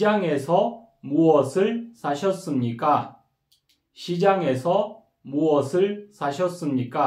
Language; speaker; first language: Korean; non-native, fluent; Kyrgyz